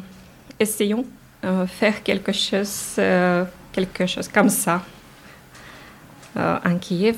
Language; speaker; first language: French; non-native, learner; Ukrainian